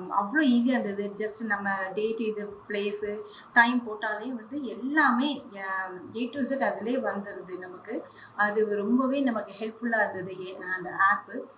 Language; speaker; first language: Tamil; non-native, local second language; Hindi